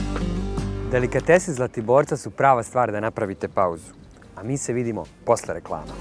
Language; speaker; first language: Bosnian; native; Bosnian